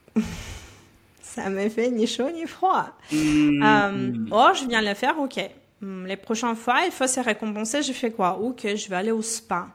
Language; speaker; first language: French; non-native, fluent; Russian